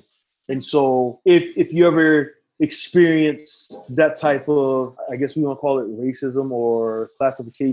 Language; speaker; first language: English; native; English